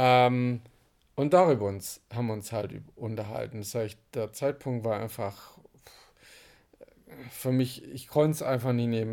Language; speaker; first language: German; native; German